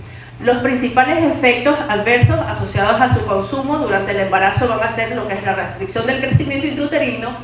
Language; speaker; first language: Spanish; native; Spanish